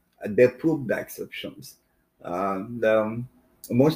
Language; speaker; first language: English; non-native, local second language; Bangla